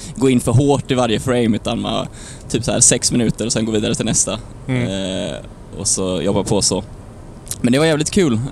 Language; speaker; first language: Swedish; native; Swedish